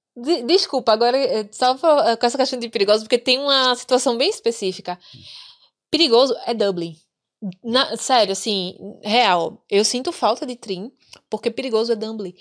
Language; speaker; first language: Portuguese; native; Portuguese